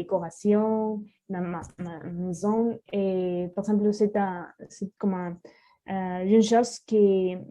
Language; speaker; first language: French; non-native, learner; Spanish